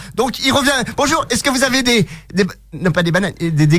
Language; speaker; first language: French; native; French